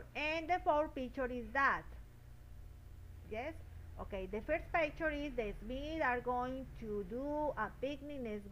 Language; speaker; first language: English; non-native, learner; Spanish